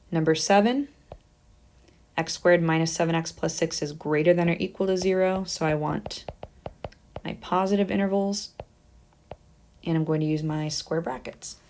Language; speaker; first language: English; native; English